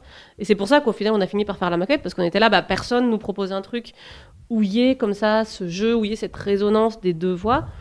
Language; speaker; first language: French; native; French